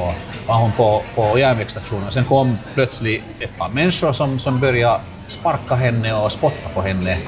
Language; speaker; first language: Swedish; non-native, local second language; Finnish